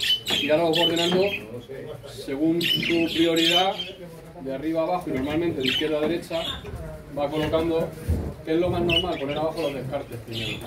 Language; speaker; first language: Spanish; native; Spanish